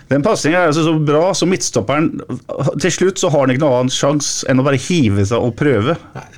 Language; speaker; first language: Norwegian; native; Norwegian